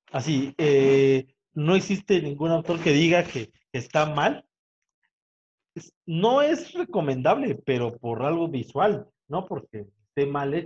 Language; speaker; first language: Spanish; native; Spanish